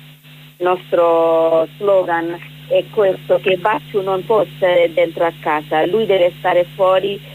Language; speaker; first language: Italian; non-native, learner; Bangla